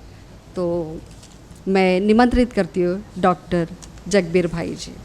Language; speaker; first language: Hindi; native; Hindi